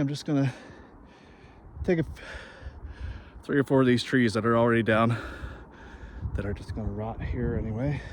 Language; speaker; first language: English; native; English